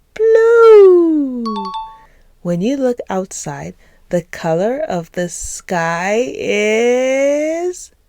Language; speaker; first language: English; non-native, local second language; Yoruba